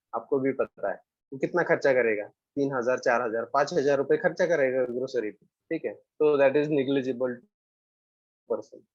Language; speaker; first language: Hindi; non-native, local second language; Marathi